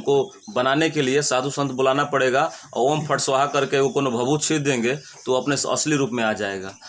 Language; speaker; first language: Hindi; native; Hindi